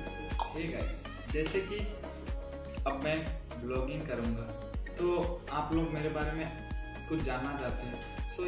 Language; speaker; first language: Hindi; non-native, local second language; Bangla